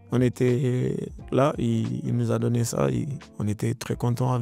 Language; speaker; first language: French; non-native, learner; Portuguese